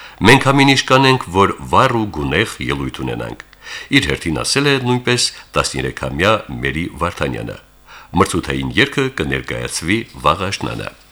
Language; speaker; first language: Armenian; native; Armenian